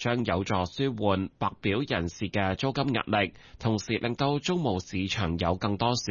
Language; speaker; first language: Cantonese; native; Cantonese